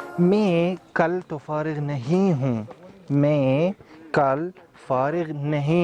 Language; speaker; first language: Hindi; non-native, learner; Arabic